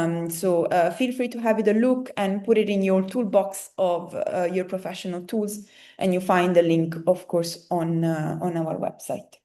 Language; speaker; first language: English; non-native, fluent; Italian